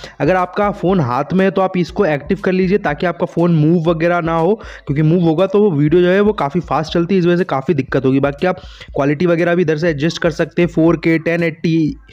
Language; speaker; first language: Hindi; native; Hindi